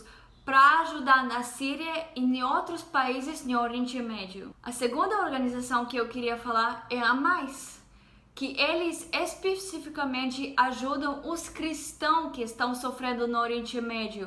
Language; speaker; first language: Portuguese; non-native, fluent; Hebrew